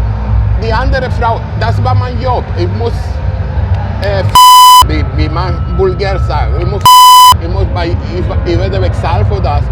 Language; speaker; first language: German; non-native, fluent; Italian